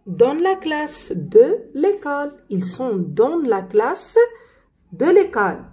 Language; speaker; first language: French; non-native, local second language; Arabic